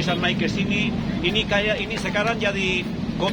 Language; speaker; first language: Indonesian; non-native, fluent; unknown